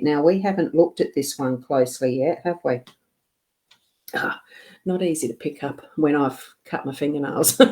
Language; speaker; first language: English; native; English